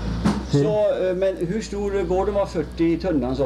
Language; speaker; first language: Swedish; native; Swedish